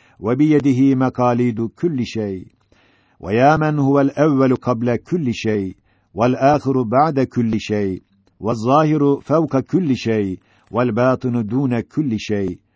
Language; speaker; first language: Arabic; non-native, fluent; Turkish